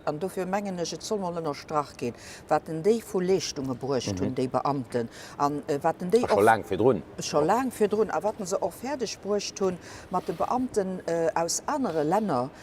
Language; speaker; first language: Luxembourgish; native; Luxembourgish